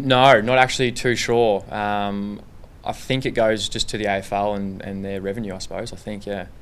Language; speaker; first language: English; native; English